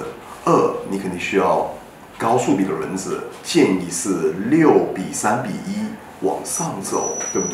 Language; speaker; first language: Chinese; native; Chinese